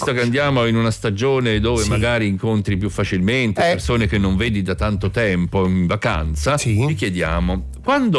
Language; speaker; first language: Italian; native; Italian